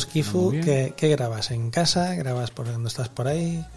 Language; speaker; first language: Spanish; native; Spanish